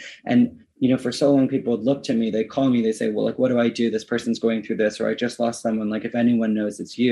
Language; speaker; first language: English; native; English